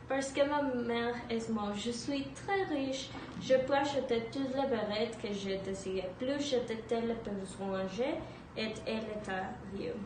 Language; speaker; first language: French; non-native, learner; English